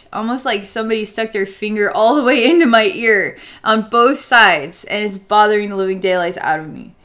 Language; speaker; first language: English; native; English